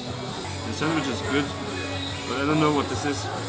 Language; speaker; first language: English; non-native, fluent; German